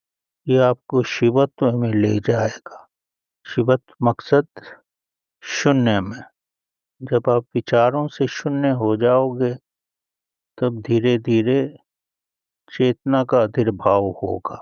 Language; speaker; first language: Hindi; native; Hindi